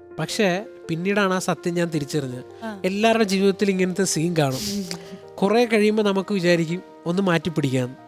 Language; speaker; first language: Malayalam; native; Malayalam